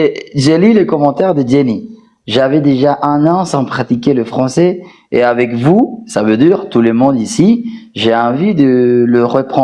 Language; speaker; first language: French; non-native, fluent; Spanish